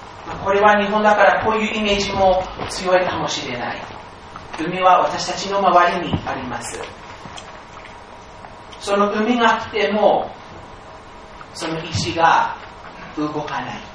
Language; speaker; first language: Japanese; non-native, fluent; English